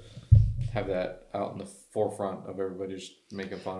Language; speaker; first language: English; native; English